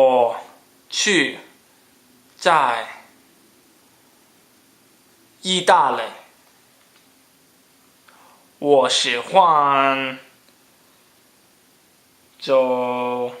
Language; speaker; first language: Chinese; non-native, learner; Cantonese